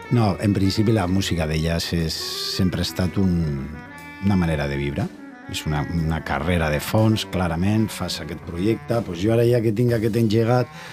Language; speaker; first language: Catalan; non-native, local second language; Spanish